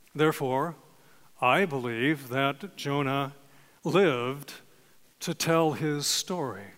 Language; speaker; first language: English; native; English